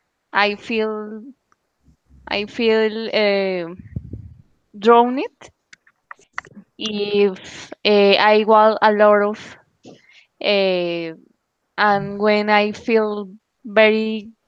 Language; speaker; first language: English; non-native, learner; Spanish